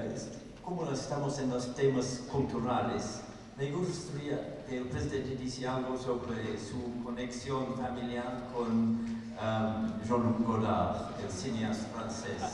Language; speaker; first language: Spanish; non-native, fluent; English